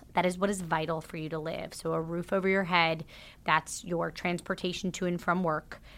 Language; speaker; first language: English; native; English